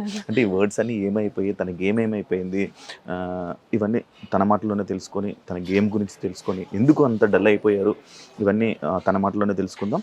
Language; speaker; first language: Telugu; native; Telugu